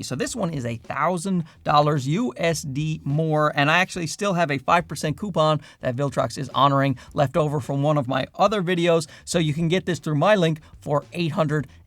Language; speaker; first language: English; native; English